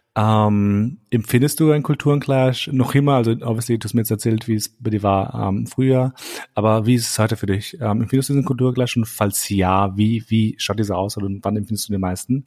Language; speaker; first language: German; early bilingual, other home language; Albanian